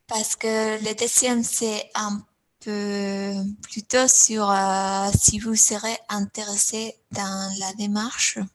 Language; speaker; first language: French; non-native, fluent; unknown